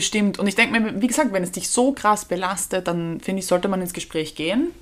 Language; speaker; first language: German; native; German